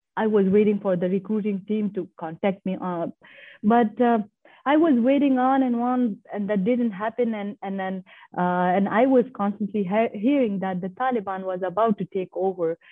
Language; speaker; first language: English; non-native, fluent; Persian